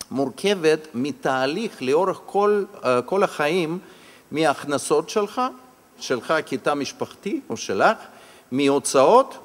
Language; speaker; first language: Hebrew; non-native, fluent; Russian